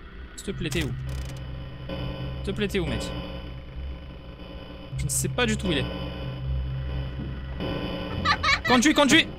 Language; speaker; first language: French; native; French